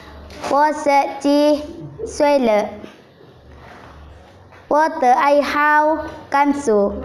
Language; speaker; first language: Chinese; non-native, learner; Indonesian